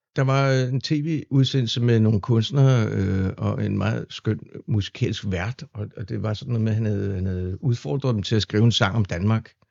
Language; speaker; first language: Danish; native; Danish